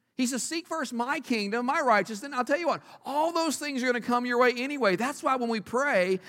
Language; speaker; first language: English; native; English